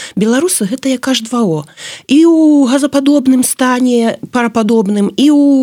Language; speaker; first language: Belarusian; native; Belarusian